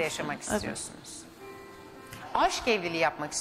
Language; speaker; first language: Turkish; native; Turkish